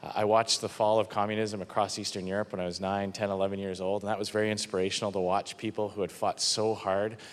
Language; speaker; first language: English; native; English